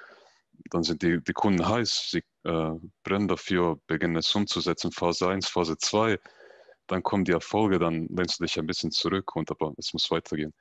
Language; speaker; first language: German; native; German